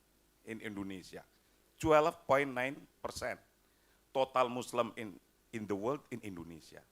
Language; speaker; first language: English; non-native, fluent; Indonesian